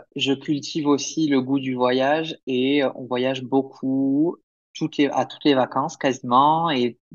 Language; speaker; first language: French; native; French